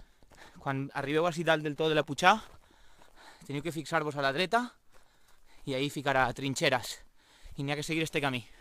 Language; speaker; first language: Catalan; native; Catalan